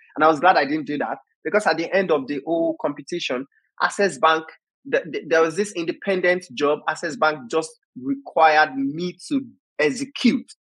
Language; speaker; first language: English; non-native, local second language; Yoruba